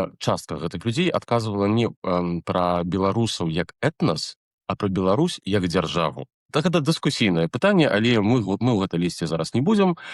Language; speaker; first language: Belarusian; native; Belarusian